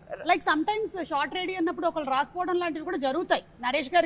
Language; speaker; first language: Telugu; native; Telugu